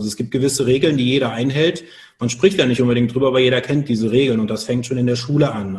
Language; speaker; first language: German; native; German